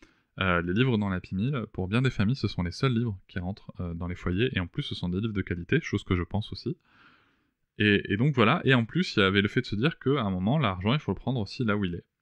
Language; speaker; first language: French; native; French